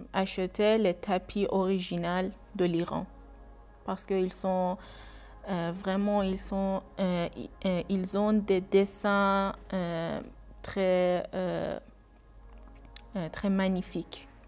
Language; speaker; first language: French; non-native, learner; Persian